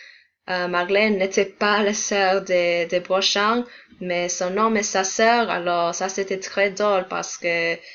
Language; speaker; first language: French; non-native, learner; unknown